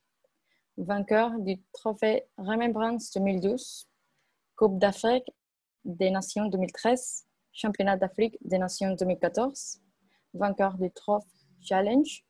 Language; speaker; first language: French; non-native, learner; Spanish